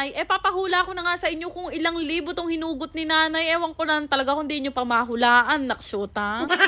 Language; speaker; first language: Filipino; native; Filipino